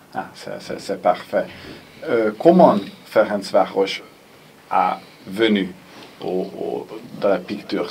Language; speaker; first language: French; non-native, fluent; Hungarian